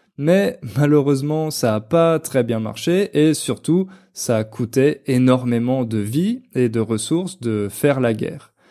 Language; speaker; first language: French; native; French